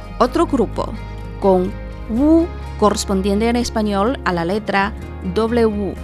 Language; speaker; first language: Spanish; non-native, fluent; Chinese